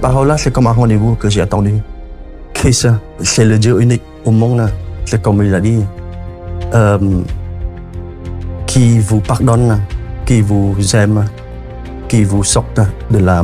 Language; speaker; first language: French; non-native, fluent; Khmer